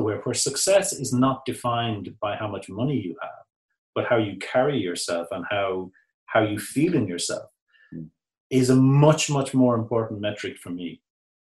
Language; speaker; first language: English; native; English